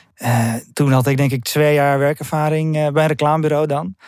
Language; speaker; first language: Dutch; early bilingual, other home language; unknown